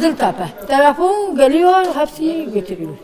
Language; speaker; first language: Turkish; non-native, local second language; Arabic